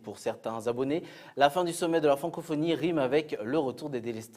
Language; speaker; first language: French; non-native, local second language; Malagasy